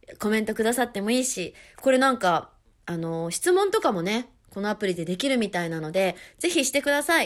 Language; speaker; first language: Japanese; native; Japanese